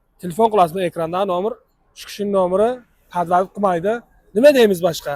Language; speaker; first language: Uzbek; non-native, local second language; Kara-Kalpak